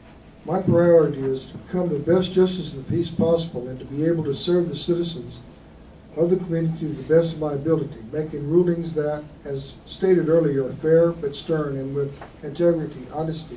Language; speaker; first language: English; native; English